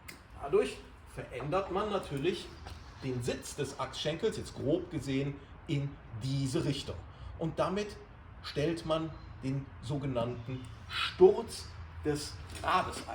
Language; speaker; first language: German; native; German